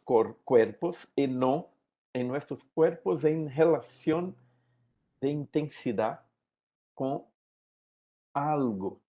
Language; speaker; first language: Spanish; non-native, learner; Portuguese